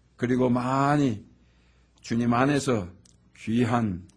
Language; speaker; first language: Korean; native; Korean